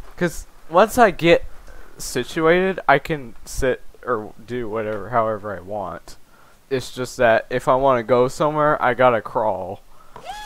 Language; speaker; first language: English; native; English